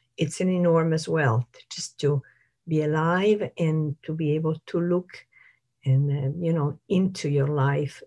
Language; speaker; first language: English; non-native, fluent; Italian